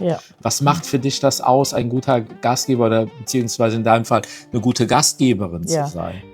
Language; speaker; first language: German; native; German